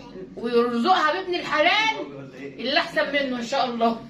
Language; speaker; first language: Arabic; native; Arabic